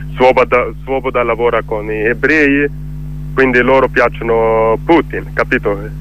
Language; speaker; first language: Italian; non-native, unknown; Swedish